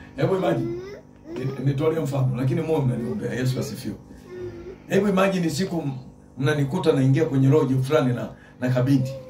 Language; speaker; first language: Swahili; native; Swahili